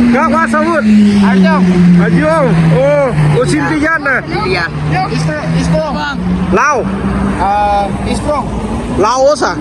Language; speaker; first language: Russian; non-native, learner; Lao